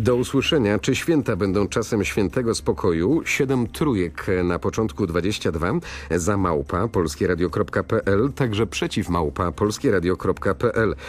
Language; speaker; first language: Polish; native; Polish